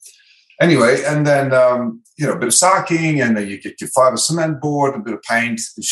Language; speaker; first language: English; non-native, fluent; Dutch